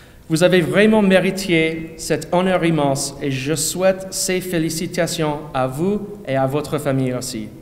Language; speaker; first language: French; non-native, fluent; English